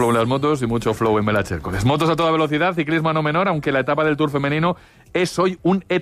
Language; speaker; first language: Spanish; native; Spanish